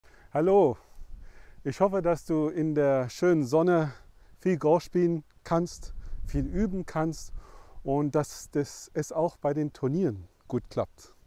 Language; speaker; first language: German; non-native, fluent; English